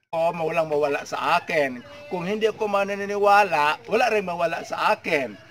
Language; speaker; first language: Filipino; non-native, local second language; Cebuano